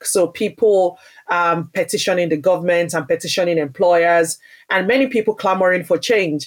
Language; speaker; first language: English; non-native, local second language; Yoruba